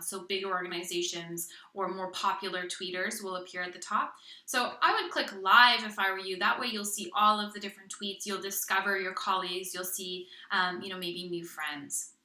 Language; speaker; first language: English; native; English